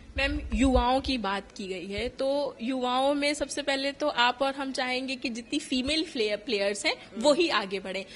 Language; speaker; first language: Hindi; native; Hindi